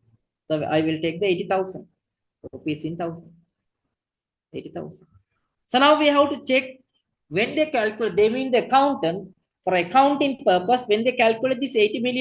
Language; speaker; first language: English; non-native, local second language; Sinhala